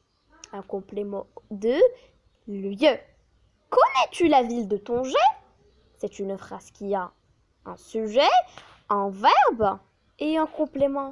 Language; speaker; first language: French; non-native, local second language; Arabic